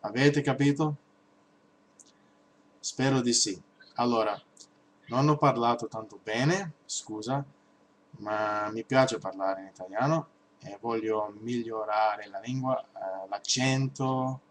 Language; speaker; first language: Italian; non-native, learner; English